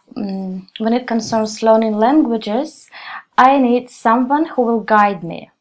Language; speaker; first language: English; non-native, fluent; Russian